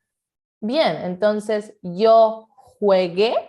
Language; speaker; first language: Spanish; non-native, fluent; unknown